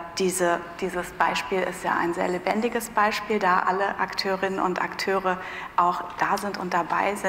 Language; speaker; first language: German; native; German